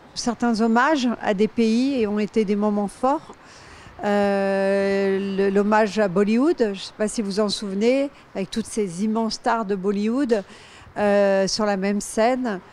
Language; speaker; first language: French; native; French